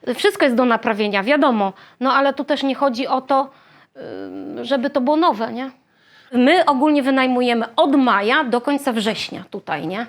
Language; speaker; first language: Polish; native; Polish